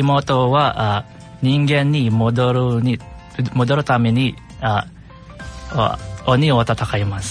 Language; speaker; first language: Japanese; non-native, learner; Bikol